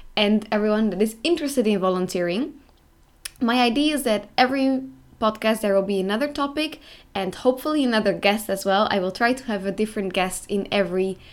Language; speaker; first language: English; non-native, fluent; Dutch